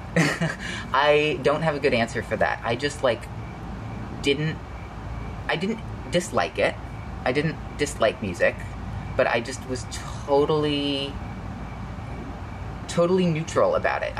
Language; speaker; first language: English; native; English